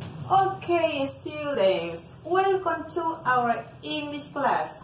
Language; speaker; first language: English; non-native, fluent; Spanish